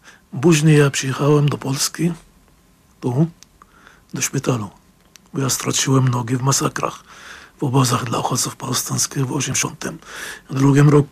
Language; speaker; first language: Polish; non-native, fluent; Arabic